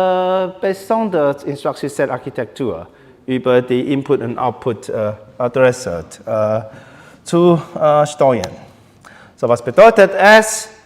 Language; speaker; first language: German; non-native, learner; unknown